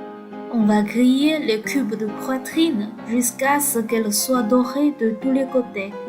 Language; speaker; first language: French; non-native, fluent; Chinese